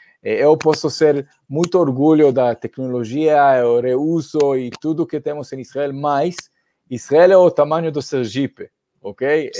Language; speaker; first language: Portuguese; non-native, fluent; Hebrew